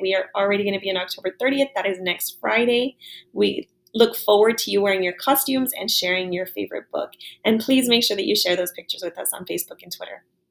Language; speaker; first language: English; native; English